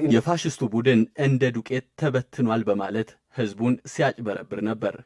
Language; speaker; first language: Amharic; non-native, local second language; Tigrinya